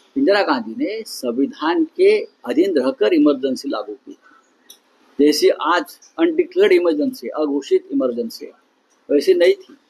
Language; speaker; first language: Hindi; non-native, local second language; Marathi